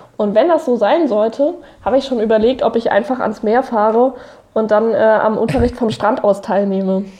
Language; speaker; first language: German; native; German